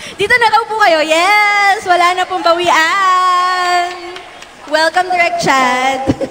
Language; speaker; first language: Filipino; native; Filipino